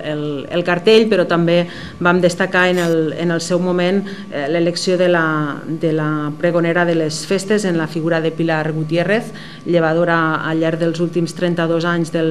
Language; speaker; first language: Catalan; native; Catalan